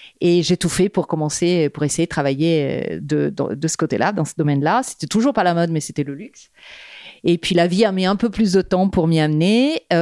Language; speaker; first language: French; non-native, fluent; Italian